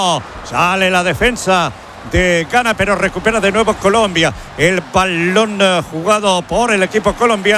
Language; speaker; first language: Spanish; native; Spanish